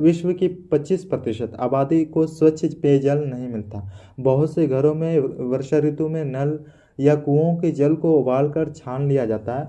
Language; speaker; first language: Hindi; native; Hindi